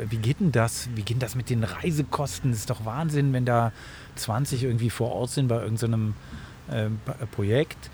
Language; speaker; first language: German; native; German